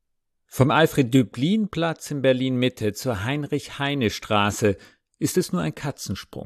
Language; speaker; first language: German; native; German